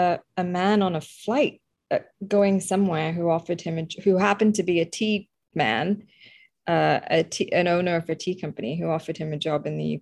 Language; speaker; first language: English; early bilingual, other home language; Bangla